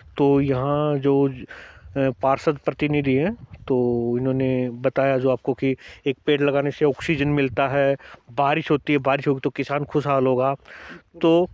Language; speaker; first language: Hindi; native; Hindi